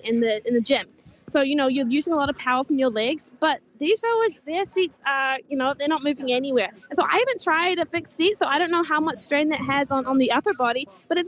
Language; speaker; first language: English; native; English